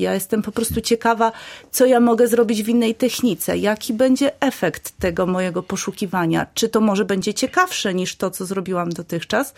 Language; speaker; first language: Polish; native; Polish